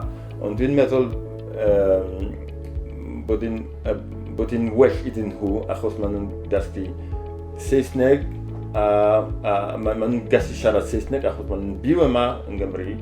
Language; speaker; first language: Welsh; non-native, fluent; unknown